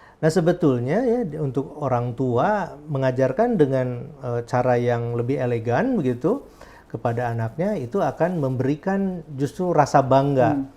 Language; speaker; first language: Indonesian; non-native, local second language; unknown